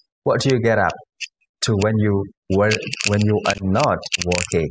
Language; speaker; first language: English; non-native, fluent; Indonesian